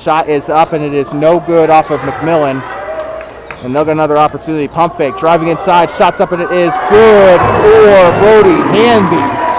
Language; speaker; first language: English; native; English